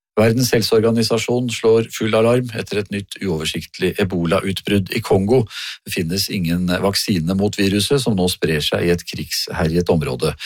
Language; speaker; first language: Norwegian; native; Norwegian